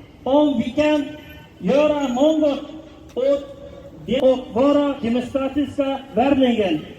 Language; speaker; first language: Swedish; non-native, learner; Uyghur